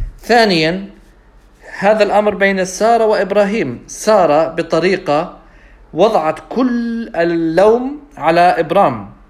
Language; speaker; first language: Arabic; non-native, fluent; English